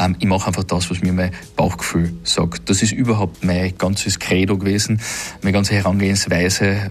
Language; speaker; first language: German; native; German